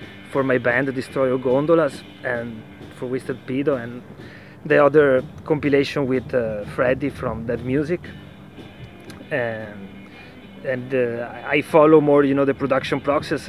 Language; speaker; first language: English; non-native, fluent; Italian